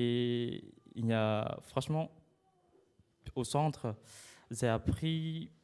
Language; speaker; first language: French; non-native, fluent; Khmer